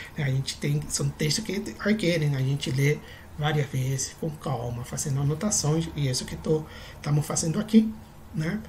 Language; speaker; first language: Portuguese; non-native, fluent; Spanish